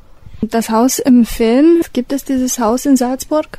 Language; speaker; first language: German; native; German